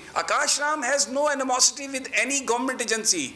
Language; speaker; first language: English; non-native, local second language; Urdu